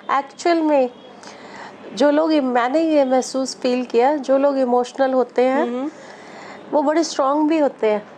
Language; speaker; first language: Hindi; non-native, local second language; Punjabi